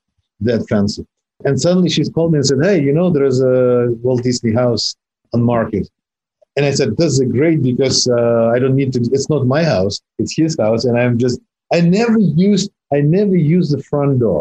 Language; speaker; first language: English; non-native, fluent; Russian